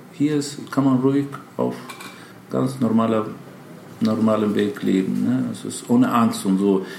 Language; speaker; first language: German; non-native, fluent; Albanian